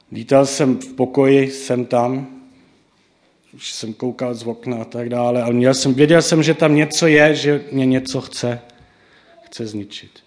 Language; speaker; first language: Czech; non-native, fluent; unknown